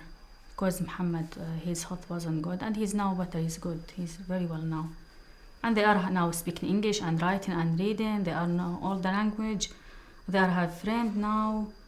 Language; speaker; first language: English; non-native, learner; Arabic